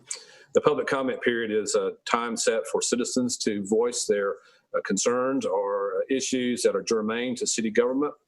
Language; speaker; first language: English; native; English